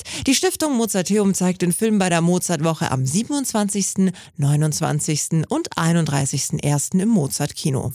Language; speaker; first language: German; native; German